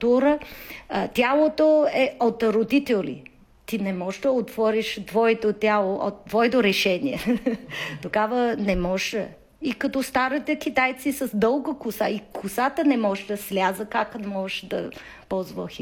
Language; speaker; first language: Bulgarian; non-native, learner; Chinese